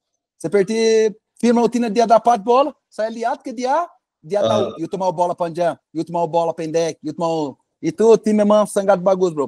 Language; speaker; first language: Indonesian; non-native, fluent; Portuguese